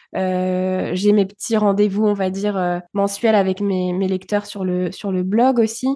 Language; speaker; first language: French; early bilingual, other home language; Bulgarian